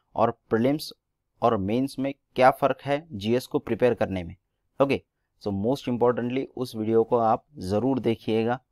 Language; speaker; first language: Hindi; non-native, local second language; Marathi